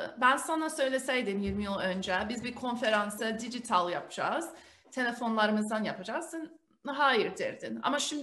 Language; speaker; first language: Turkish; early bilingual, heritage; Turkish